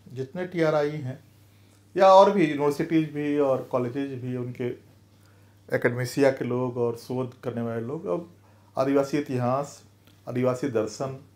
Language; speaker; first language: Hindi; native; Hindi